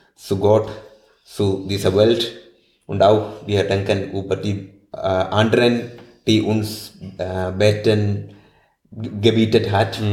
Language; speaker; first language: German; non-native, learner; Malayalam